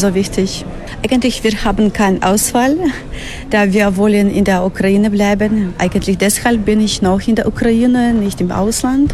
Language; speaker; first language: German; non-native, fluent; Ukrainian